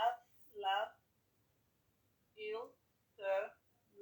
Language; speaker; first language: French; non-native, learner; English